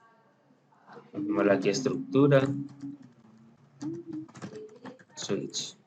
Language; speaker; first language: Spanish; native; Spanish